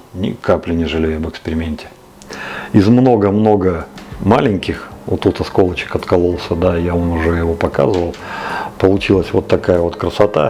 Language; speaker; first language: Russian; native; Russian